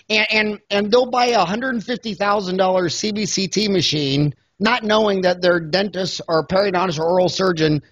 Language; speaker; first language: English; native; English